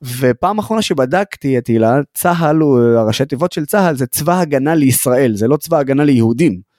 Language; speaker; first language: Hebrew; non-native, local second language; Arabic